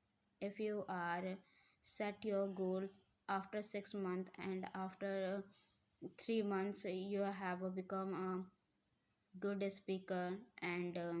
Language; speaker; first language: English; non-native, learner; Hindi